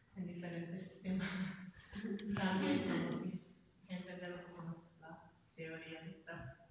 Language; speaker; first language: Spanish; non-native, fluent; Serbian